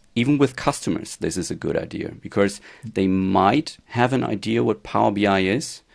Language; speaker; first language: English; non-native, fluent; German